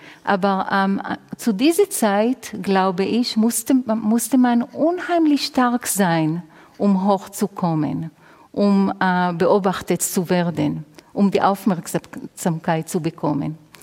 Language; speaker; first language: German; non-native, fluent; Hebrew